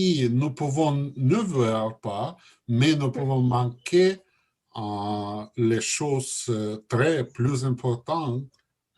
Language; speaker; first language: French; non-native, learner; Russian